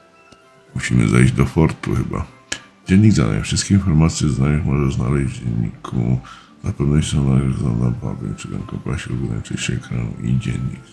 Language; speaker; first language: Polish; native; Polish